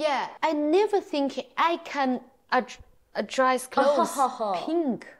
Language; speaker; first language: English; non-native, learner; Chinese